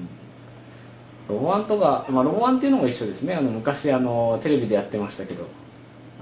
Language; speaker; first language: Japanese; native; Japanese